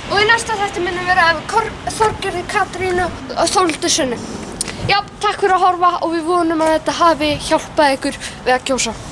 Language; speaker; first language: Icelandic; native; Icelandic